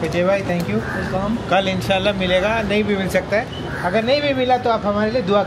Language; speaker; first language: Hindi; non-native, learner; Bangla